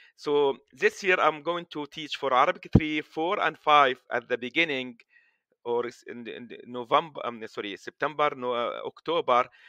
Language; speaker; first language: English; non-native, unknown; Arabic